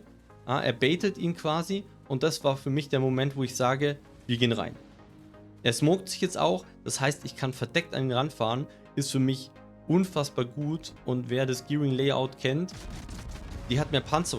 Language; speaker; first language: German; native; German